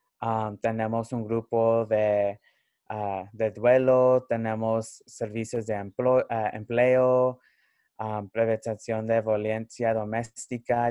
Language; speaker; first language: Spanish; early bilingual, heritage; Spanish